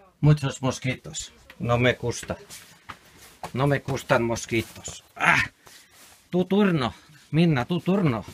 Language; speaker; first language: Spanish; non-native, learner; Finnish